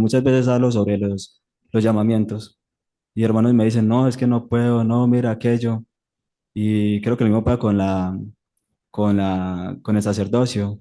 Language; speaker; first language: Spanish; native; Spanish